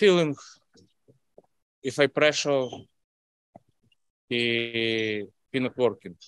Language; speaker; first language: English; non-native, learner; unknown